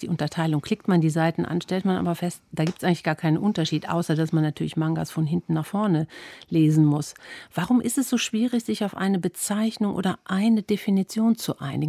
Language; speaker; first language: German; native; German